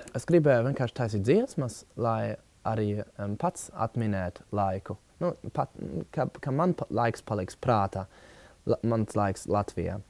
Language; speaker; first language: Latvian; non-native, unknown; German